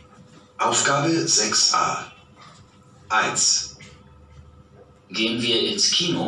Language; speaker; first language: German; non-native, learner; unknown